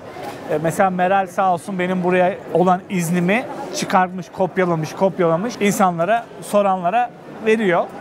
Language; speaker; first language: Turkish; native; Turkish